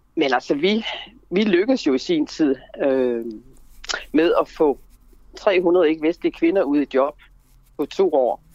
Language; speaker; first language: Danish; native; Danish